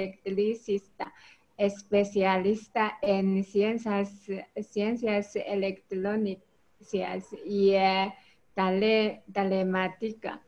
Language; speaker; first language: Spanish; non-native, learner; Chinese